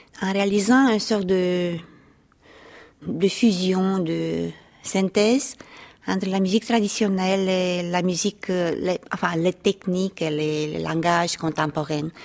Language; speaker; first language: French; non-native, fluent; Romanian